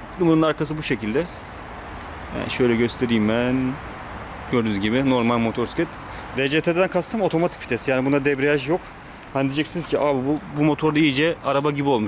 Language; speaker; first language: Turkish; native; Turkish